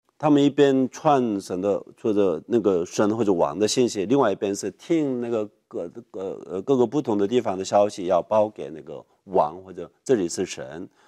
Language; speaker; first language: Chinese; non-native, fluent; Korean